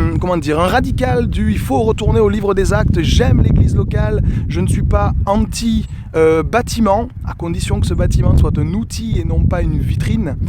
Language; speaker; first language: French; native; French